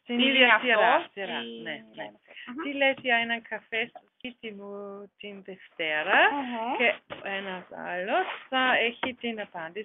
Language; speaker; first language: Greek; non-native, learner; German